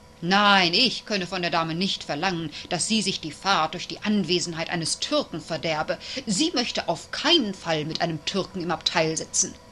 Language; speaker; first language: German; native; German